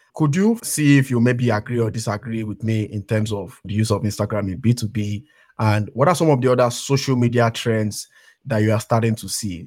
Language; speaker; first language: English; non-native, local second language; Yoruba